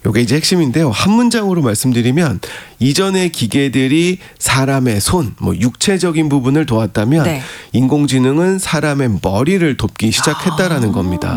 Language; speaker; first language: Korean; native; Korean